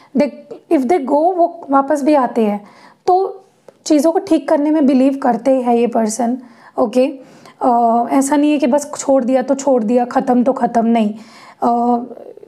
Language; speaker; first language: Hindi; non-native, local second language; Marathi